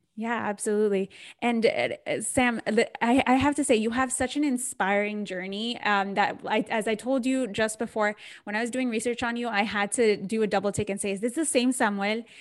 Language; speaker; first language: English; native; English